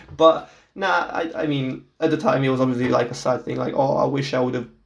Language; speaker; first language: English; non-native, fluent; Portuguese